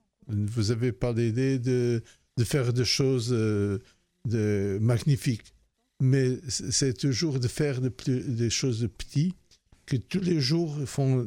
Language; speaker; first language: French; non-native, fluent; Portuguese